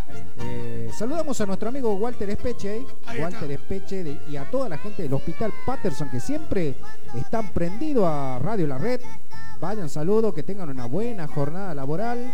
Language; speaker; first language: Spanish; native; Spanish